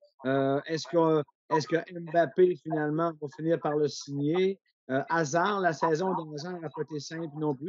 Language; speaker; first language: French; native; French